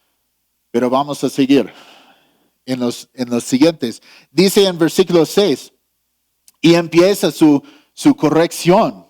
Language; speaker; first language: Spanish; non-native, fluent; English